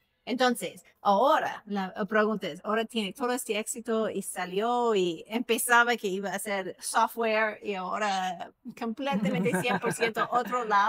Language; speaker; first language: Spanish; non-native, fluent; English